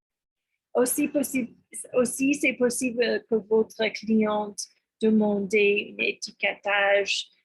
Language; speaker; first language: French; non-native, fluent; English